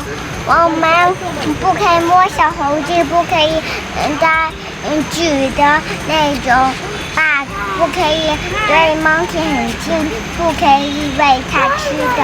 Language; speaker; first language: Chinese; early bilingual, heritage; Chinese